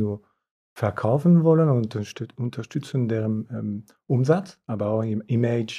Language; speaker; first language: German; non-native, fluent; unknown